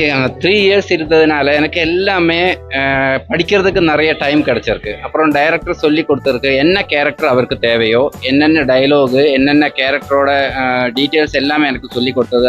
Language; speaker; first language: Tamil; non-native, learner; Malayalam